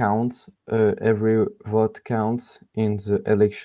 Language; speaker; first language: English; non-native, learner; French